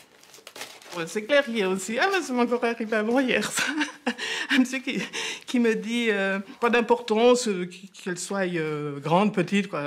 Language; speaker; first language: French; native; French